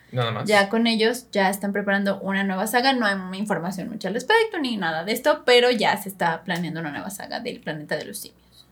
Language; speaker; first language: Spanish; native; Spanish